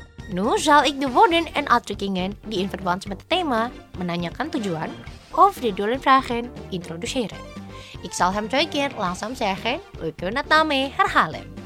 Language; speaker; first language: Dutch; non-native, learner; Indonesian